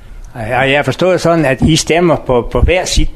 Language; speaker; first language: Danish; non-native, learner; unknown